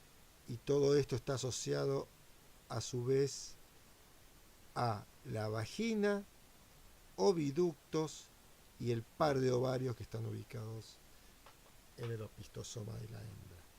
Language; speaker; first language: Spanish; native; Spanish